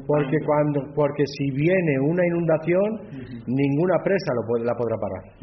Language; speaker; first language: Spanish; native; Spanish